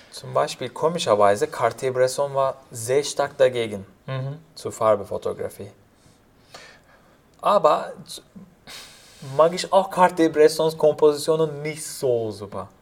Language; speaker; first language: German; non-native, fluent; Turkish